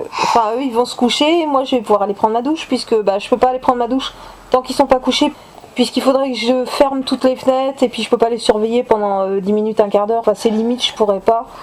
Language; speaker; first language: French; native; French